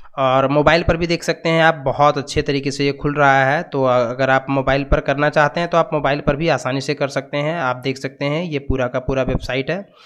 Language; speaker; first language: Hindi; native; Hindi